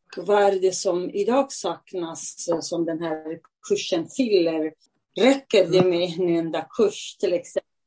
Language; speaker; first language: Swedish; non-native, fluent; Central Kurdish